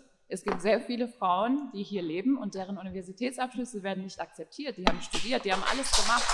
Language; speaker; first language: German; early bilingual, other home language; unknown